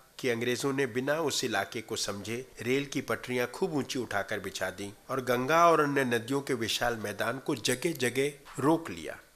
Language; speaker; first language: Hindi; native; Hindi